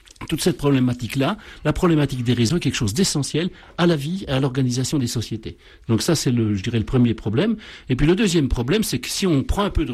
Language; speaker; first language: French; native; French